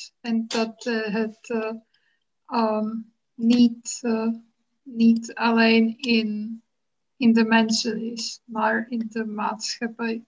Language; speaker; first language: Dutch; non-native, fluent; Czech